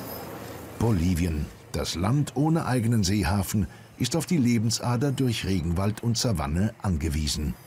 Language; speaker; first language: German; native; German